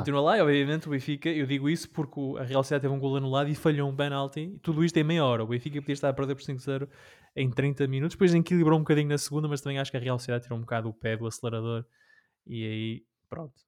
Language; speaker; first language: Portuguese; native; Portuguese